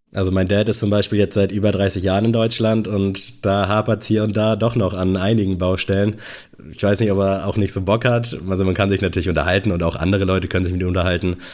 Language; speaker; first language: German; native; German